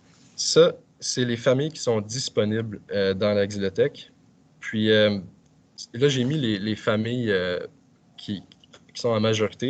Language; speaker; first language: French; native; French